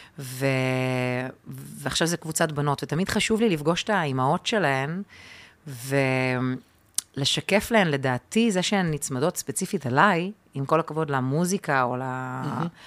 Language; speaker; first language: Hebrew; early bilingual, other home language; Russian